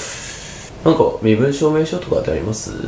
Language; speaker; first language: Japanese; native; Japanese